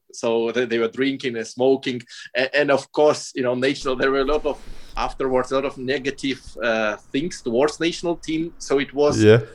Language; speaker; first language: English; non-native, fluent; Russian